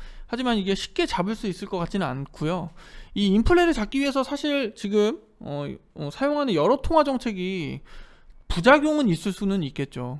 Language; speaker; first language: Korean; native; Korean